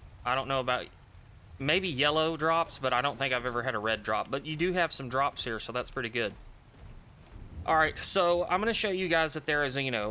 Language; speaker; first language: English; native; English